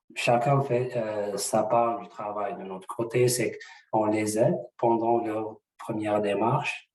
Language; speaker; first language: French; non-native, local second language; Arabic